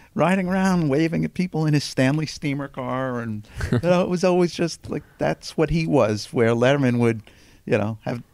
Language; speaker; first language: English; native; English